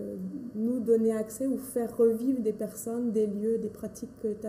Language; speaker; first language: French; native; French